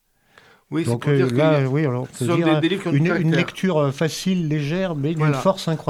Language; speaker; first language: French; native; French